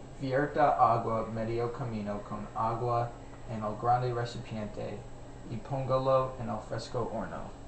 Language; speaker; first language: Spanish; non-native, learner; English